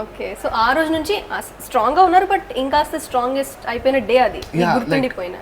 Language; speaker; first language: Telugu; native; Telugu